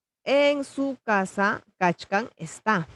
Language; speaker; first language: Spanish; non-native, local second language; Quechua